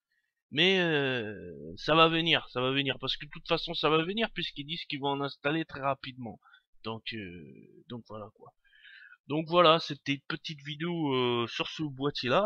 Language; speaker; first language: French; native; French